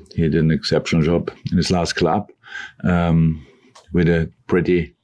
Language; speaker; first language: English; non-native, fluent; German